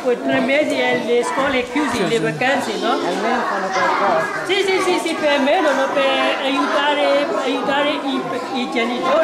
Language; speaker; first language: Italian; non-native, learner; Burmese